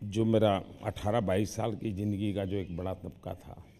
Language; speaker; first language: Hindi; non-native, local second language; Gujarati